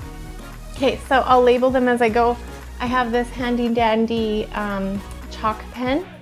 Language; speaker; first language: English; native; English